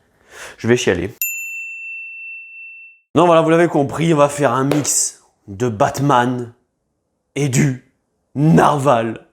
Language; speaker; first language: French; native; French